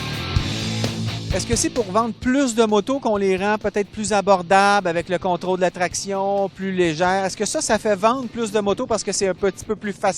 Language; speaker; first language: French; native; French